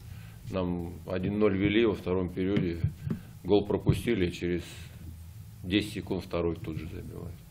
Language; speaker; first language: Russian; native; Russian